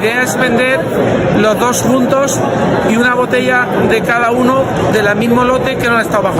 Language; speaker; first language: Spanish; native; Spanish